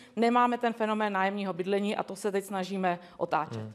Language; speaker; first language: Czech; native; Czech